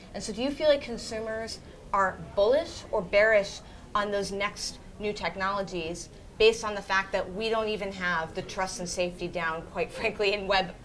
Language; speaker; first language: English; native; English